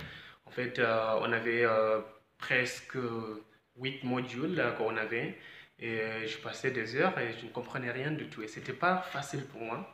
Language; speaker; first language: French; non-native, fluent; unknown